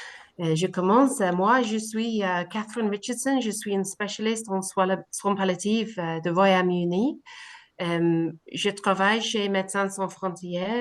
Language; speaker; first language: French; non-native, learner; English